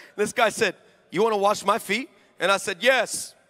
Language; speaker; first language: English; native; English